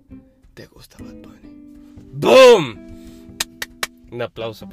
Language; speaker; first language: Spanish; native; Spanish